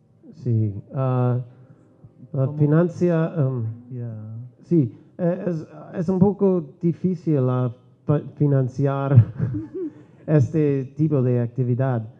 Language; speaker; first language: Spanish; non-native, learner; English